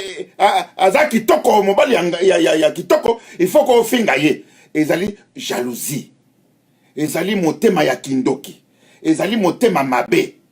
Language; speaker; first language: Lingala; non-native, local second language; Luba-Lulua